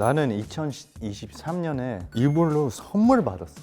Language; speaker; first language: Korean; early bilingual, heritage; English